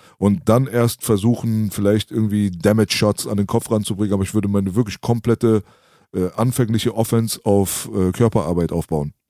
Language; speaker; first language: German; early bilingual, other home language; Persian